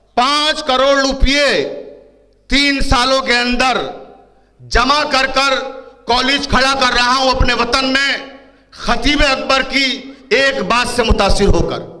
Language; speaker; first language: Hindi; native; Hindi